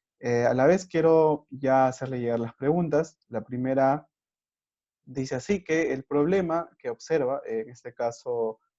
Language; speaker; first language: Spanish; native; Spanish